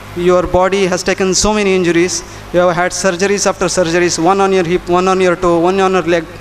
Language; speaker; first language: English; non-native, local second language; Kannada